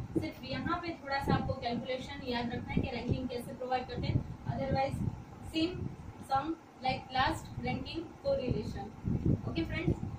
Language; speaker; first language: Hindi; non-native, local second language; Gujarati